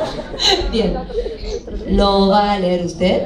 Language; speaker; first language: Spanish; native; Spanish